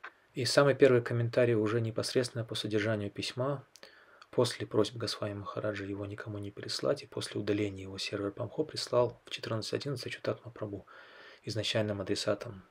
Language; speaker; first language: Russian; native; Russian